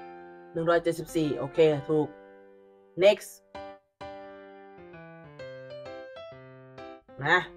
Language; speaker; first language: Thai; native; Thai